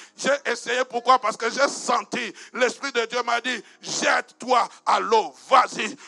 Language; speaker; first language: French; non-native, local second language; Lingala